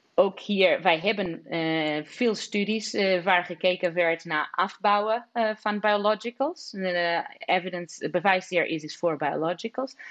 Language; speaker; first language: Dutch; non-native, fluent; Portuguese